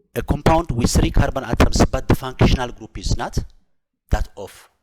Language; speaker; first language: English; non-native, local second language; Amharic